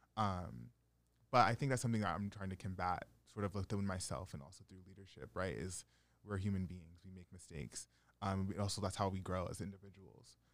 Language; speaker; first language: English; native; English